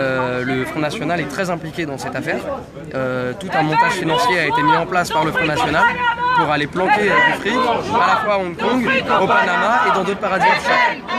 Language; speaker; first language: French; native; French